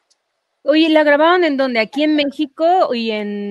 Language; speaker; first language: Spanish; native; Spanish